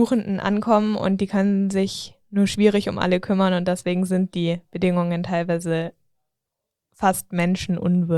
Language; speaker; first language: German; native; German